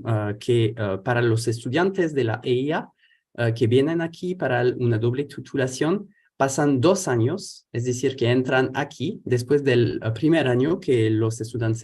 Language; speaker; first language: Spanish; non-native, fluent; French